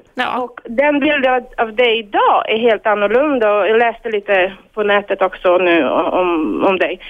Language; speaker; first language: Swedish; non-native, fluent; Bulgarian